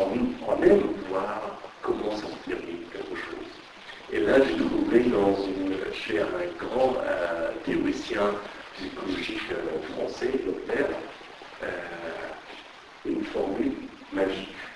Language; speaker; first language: French; non-native, fluent; Persian